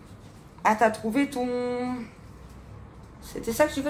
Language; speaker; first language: French; native; French